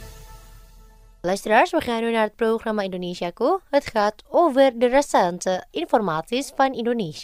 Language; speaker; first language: Dutch; non-native, fluent; Indonesian